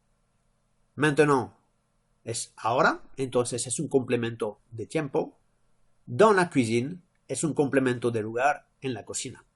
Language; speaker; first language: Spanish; non-native, fluent; French